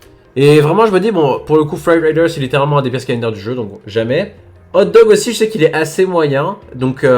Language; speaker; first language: French; native; French